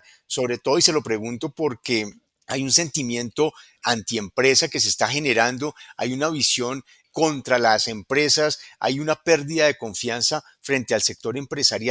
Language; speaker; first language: Spanish; native; Spanish